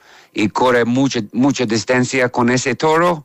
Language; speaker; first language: Spanish; non-native, learner; English